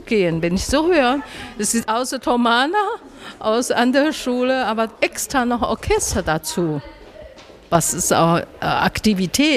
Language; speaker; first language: German; non-native, learner; Chinese